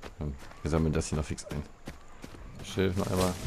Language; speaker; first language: German; native; German